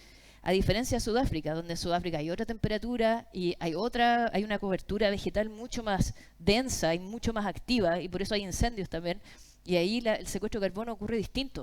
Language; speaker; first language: Spanish; native; Spanish